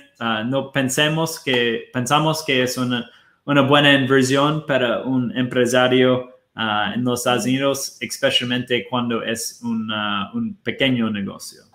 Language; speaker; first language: Spanish; non-native, fluent; Portuguese